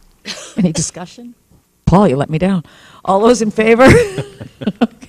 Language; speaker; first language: English; native; English